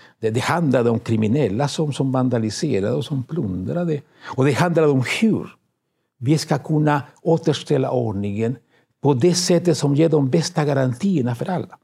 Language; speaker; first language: Swedish; non-native, fluent; Spanish